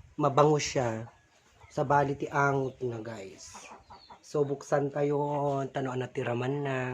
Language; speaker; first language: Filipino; non-native, local second language; Iloko